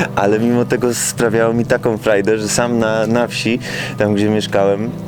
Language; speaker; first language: Polish; native; Polish